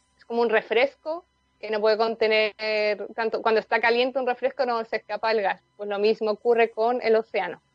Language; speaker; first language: Spanish; native; Spanish